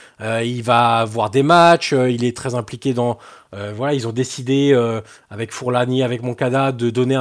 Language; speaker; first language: French; native; French